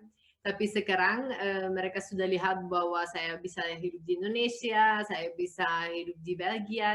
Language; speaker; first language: Indonesian; non-native, fluent; Dutch